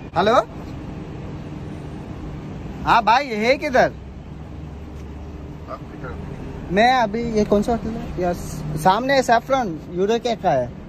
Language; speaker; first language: Hindi; non-native, local second language; Telugu